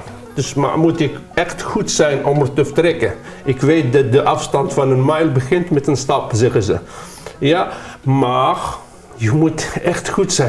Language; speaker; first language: Dutch; non-native, learner; Arabic